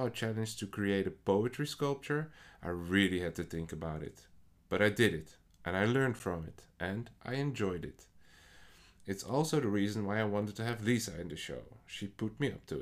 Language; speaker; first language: English; non-native, fluent; Dutch